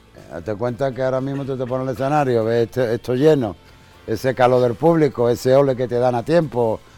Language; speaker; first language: Spanish; native; Spanish